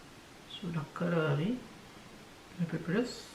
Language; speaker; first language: French; native; French